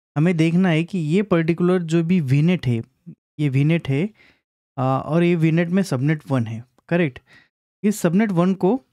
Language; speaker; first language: Hindi; non-native, local second language; Marathi